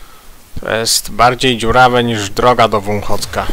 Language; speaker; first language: Polish; native; Polish